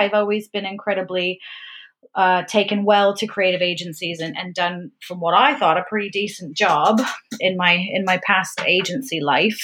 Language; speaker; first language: English; native; English